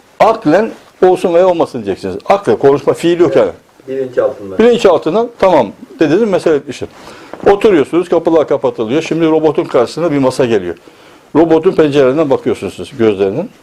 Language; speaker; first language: Turkish; native; Turkish